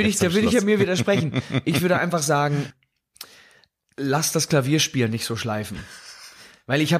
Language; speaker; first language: German; native; German